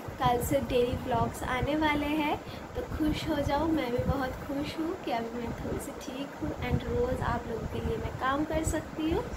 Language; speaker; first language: Hindi; non-native, local second language; Bangla